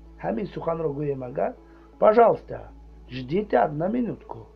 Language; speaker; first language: Russian; non-native, learner; Tajik